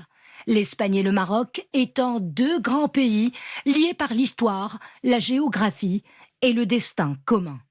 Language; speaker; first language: French; non-native, local second language; Arabic